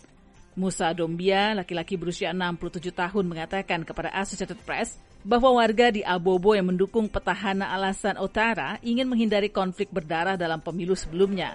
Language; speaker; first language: Indonesian; native; Indonesian